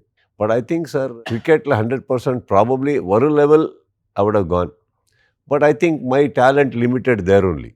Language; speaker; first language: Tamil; non-native, learner; Kannada